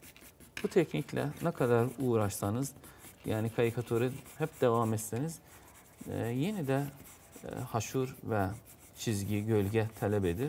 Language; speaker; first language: Turkish; non-native, fluent; Azerbaijani